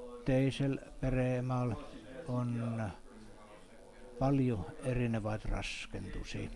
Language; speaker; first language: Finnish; non-native, learner; Estonian